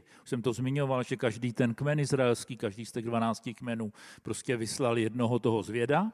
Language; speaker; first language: Czech; native; Czech